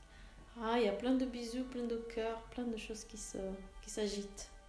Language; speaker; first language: French; native; French